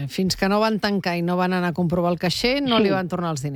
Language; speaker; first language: Catalan; native; Catalan